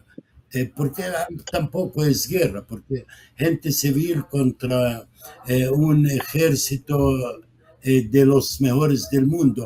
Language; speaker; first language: Spanish; non-native, fluent; Arabic